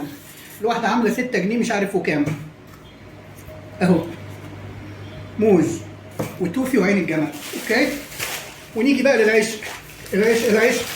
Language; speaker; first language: Arabic; native; Arabic